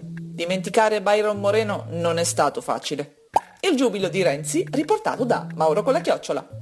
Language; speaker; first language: Italian; native; Italian